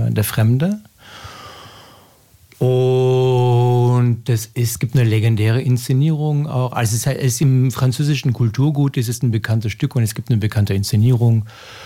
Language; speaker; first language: German; non-native, fluent; French